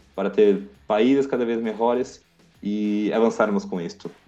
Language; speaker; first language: Spanish; non-native, learner; Portuguese